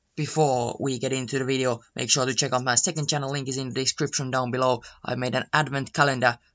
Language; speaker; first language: English; non-native, fluent; Finnish